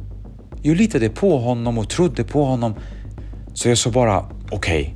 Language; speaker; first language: Swedish; early bilingual, other home language; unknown